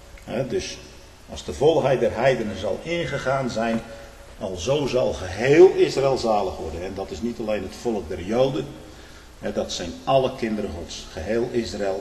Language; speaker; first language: Dutch; native; Dutch